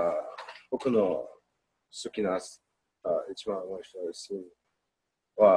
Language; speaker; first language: Japanese; non-native, learner; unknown